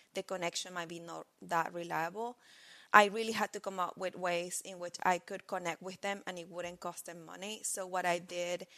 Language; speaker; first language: English; non-native, fluent; Spanish